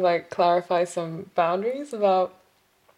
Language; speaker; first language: English; non-native, local second language; Korean